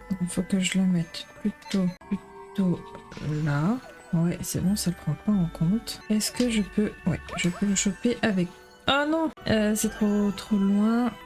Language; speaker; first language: French; native; French